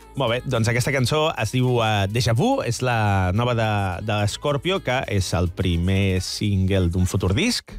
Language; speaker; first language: Catalan; native; Catalan